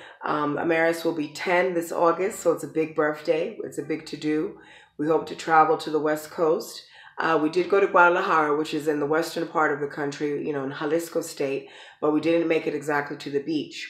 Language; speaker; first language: English; native; English